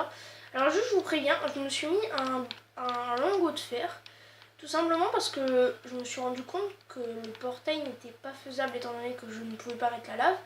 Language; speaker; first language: French; native; French